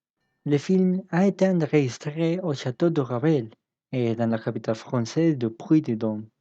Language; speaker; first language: French; non-native, learner; Spanish